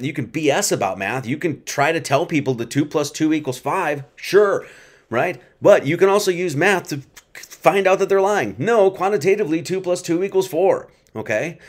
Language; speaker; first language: English; native; English